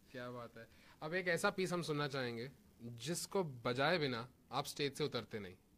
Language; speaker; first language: Hindi; native; Hindi